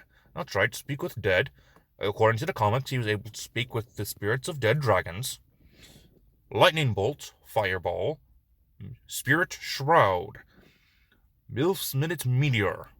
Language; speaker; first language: English; native; English